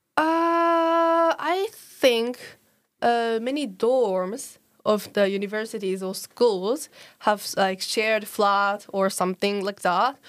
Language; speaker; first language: English; non-native, learner; Japanese